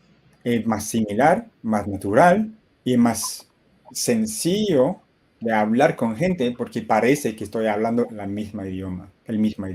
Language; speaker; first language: Spanish; non-native, fluent; English